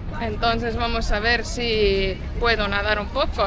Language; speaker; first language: Spanish; non-native, fluent; Estonian